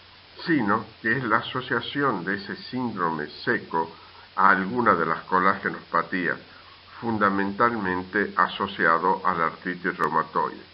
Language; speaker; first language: Spanish; native; Spanish